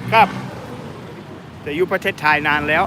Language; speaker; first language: Thai; non-native, learner; English